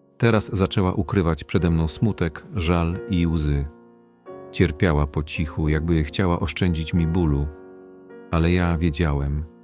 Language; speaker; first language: Polish; non-native, fluent; Kurdish